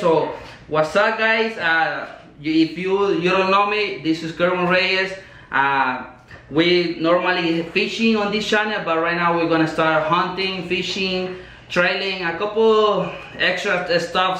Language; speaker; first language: English; non-native, learner; Spanish